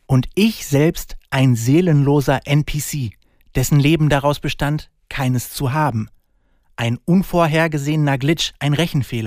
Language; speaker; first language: German; native; German